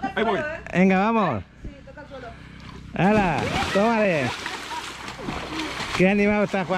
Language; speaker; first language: Spanish; native; Spanish